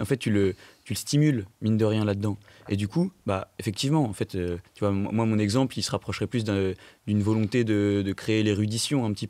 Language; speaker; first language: French; native; French